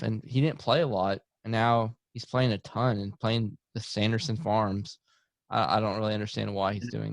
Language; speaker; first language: English; native; English